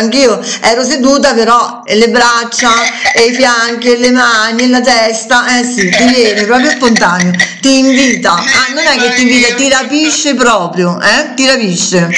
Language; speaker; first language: Italian; native; Italian